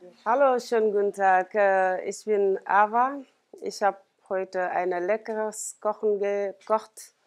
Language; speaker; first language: German; non-native, learner; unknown